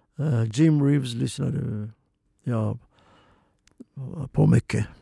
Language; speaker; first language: Swedish; non-native, fluent; Oromo